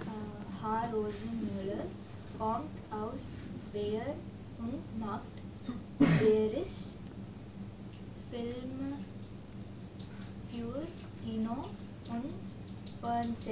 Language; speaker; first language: German; non-native, learner; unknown